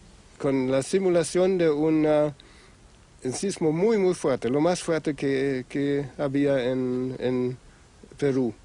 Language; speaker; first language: Spanish; non-native, fluent; German